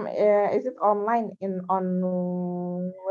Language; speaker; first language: English; non-native, learner; Indonesian